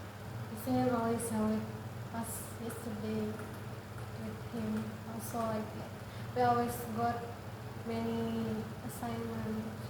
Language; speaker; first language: English; non-native, learner; Indonesian